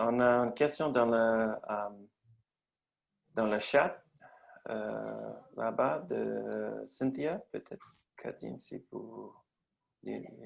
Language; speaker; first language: French; non-native, learner; English